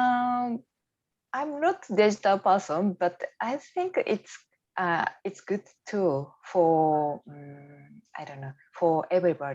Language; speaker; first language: English; non-native, learner; Japanese